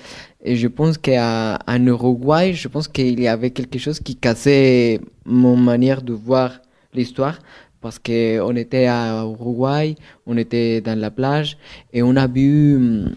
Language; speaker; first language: French; non-native, fluent; Spanish